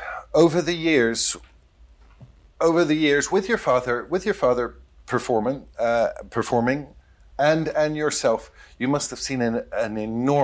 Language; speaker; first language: English; native; English